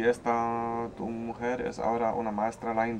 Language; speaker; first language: Spanish; non-native, learner; Polish